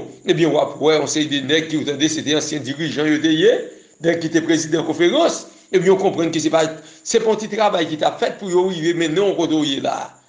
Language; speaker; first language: French; non-native, local second language; Haitian Creole